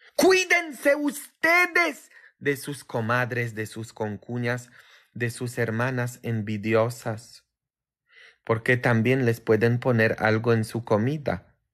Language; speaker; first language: Spanish; non-native, fluent; Polish